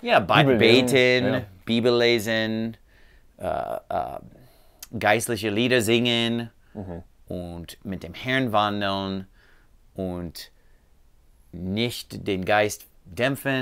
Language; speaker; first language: German; non-native, learner; English